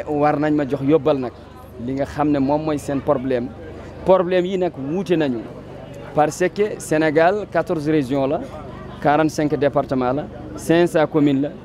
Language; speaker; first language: Wolof; non-native, local second language; Fula